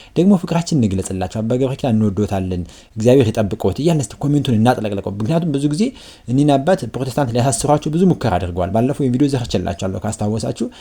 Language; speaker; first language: Amharic; native; Amharic